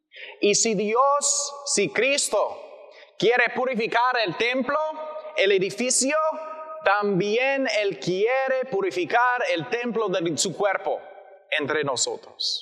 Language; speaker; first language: Spanish; non-native, learner; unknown